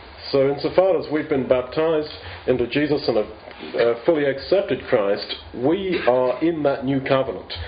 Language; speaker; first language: English; native; English